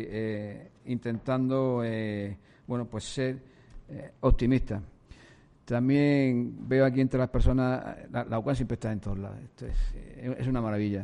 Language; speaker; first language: Spanish; native; Spanish